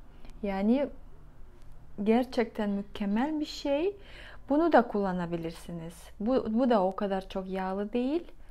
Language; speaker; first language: Turkish; non-native, fluent; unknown